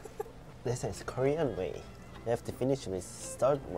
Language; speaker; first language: English; non-native, fluent; Korean